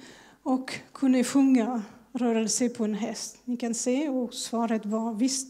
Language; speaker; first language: Swedish; non-native, fluent; French